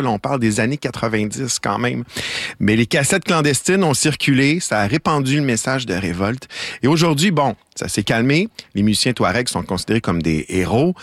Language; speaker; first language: French; native; French